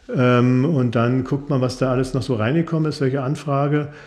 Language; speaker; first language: German; native; German